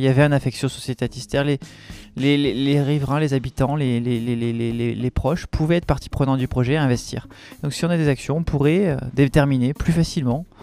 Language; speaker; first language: French; native; French